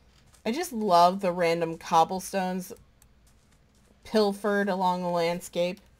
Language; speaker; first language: English; native; English